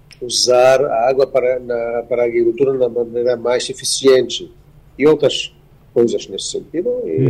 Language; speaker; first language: Portuguese; non-native, fluent; Hebrew